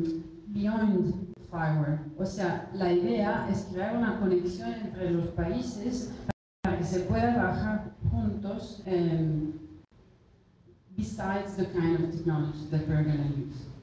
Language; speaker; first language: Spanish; non-native, fluent; Italian